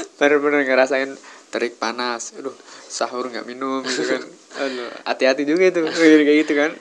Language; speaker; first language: Indonesian; native; Indonesian